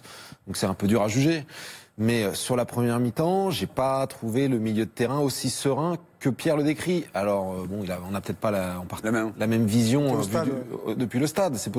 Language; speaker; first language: French; native; French